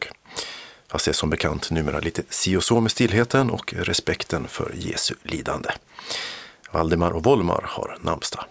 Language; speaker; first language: Swedish; native; Swedish